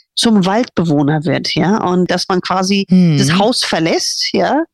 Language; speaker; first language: German; non-native, fluent; English